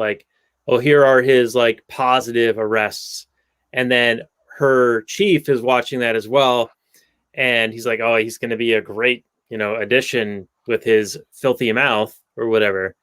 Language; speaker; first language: English; native; English